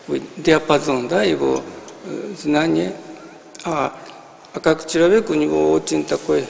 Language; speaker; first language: Russian; non-native, fluent; Japanese